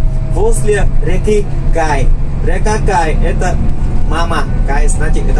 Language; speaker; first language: Russian; non-native, learner; Vietnamese